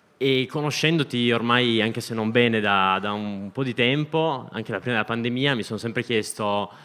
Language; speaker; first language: Italian; native; Italian